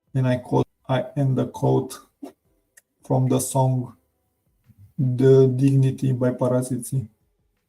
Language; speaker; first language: English; non-native, learner; Romanian